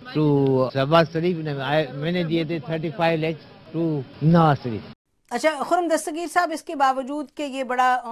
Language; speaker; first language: Urdu; native; Urdu